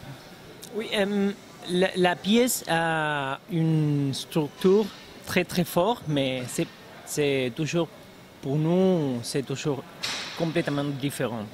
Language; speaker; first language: French; non-native, learner; Spanish